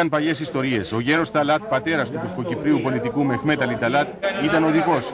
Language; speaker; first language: Greek; native; Greek